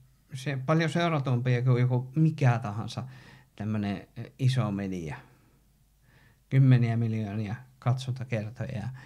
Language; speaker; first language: Finnish; native; Finnish